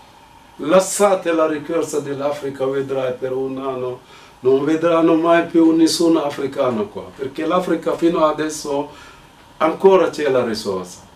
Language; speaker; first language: Italian; non-native, fluent; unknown